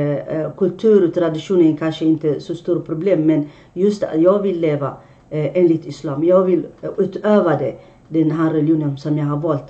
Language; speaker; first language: Swedish; non-native, fluent; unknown